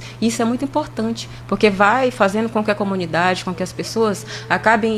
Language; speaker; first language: Portuguese; native; Portuguese